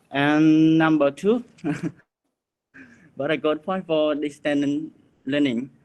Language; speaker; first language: English; non-native, learner; Khmer